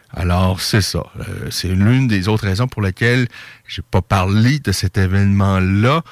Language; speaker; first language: French; native; French